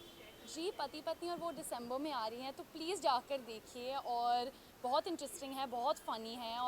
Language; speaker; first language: Hindi; native; Hindi